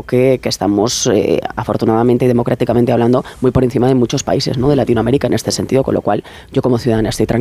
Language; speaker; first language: Spanish; native; Spanish